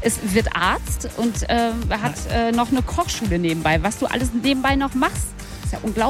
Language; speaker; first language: German; native; German